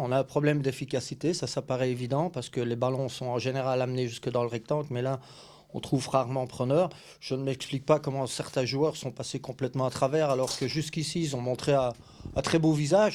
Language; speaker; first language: French; native; French